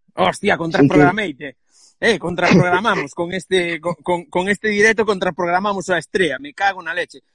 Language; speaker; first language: Galician; non-native, local second language; Spanish